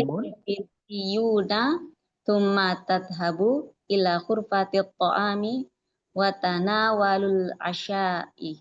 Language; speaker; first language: Arabic; non-native, learner; Indonesian